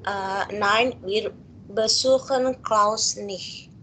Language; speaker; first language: German; non-native, learner; Indonesian